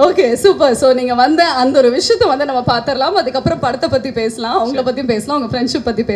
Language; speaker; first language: Tamil; native; Tamil